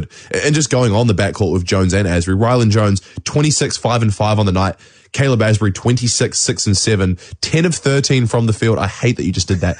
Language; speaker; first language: English; native; English